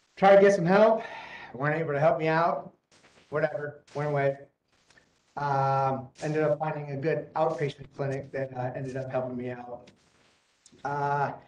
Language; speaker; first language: English; native; English